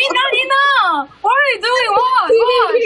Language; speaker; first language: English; non-native, learner; Korean